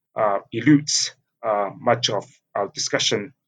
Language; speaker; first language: English; non-native, local second language; Cantonese